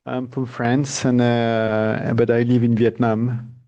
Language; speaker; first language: English; non-native, fluent; French